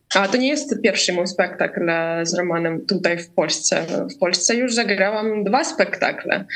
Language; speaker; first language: Polish; non-native, fluent; Russian